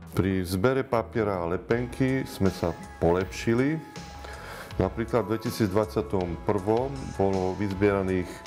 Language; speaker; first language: Slovak; native; Slovak